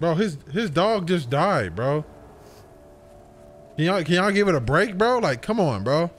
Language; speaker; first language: English; native; English